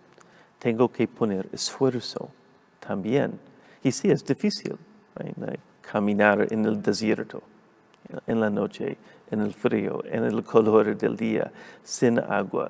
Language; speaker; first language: Spanish; non-native, fluent; English